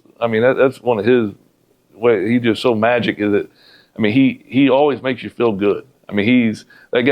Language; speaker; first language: English; native; English